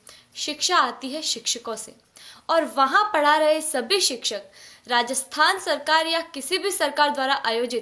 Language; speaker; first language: Hindi; native; Hindi